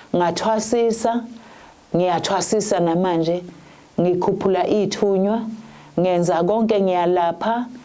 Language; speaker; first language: Zulu; native; Zulu